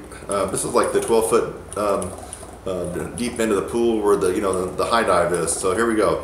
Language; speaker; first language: English; native; English